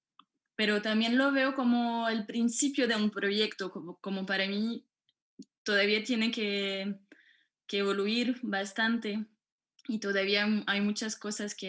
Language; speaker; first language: Spanish; non-native, fluent; French